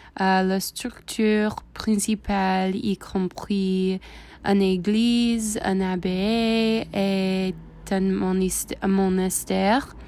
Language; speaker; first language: French; non-native, learner; English